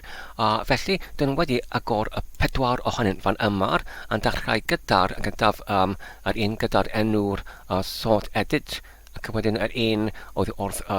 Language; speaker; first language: Welsh; non-native, learner; English